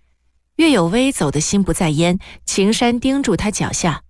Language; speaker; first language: Chinese; native; Chinese